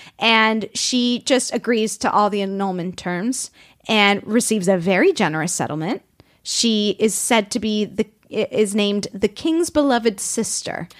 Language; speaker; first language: English; non-native, fluent; Spanish